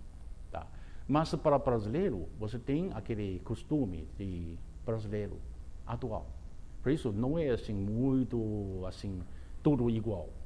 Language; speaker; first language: Portuguese; non-native, fluent; Chinese